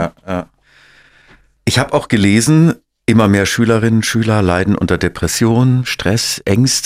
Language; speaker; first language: German; native; German